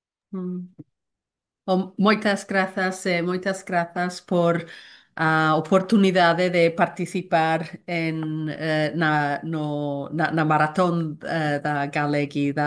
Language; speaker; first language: Portuguese; non-native, learner; Welsh